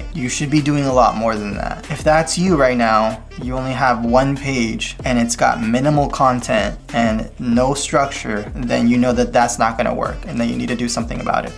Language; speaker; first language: English; native; English